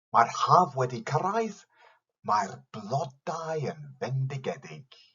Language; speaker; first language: Welsh; non-native, local second language; English